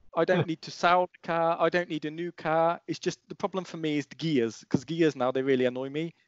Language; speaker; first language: English; native; English